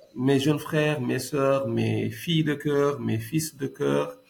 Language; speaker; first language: French; non-native, local second language; Wolof